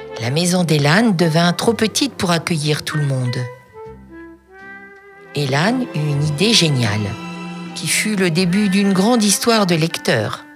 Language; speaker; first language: French; native; French